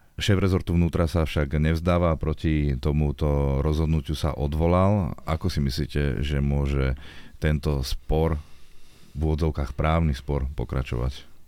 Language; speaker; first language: Slovak; native; Slovak